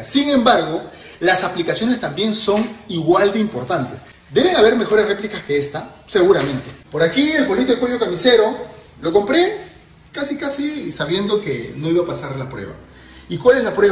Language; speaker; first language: Spanish; native; Spanish